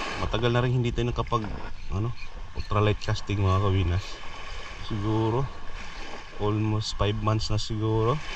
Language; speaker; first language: Filipino; non-native, local second language; Cebuano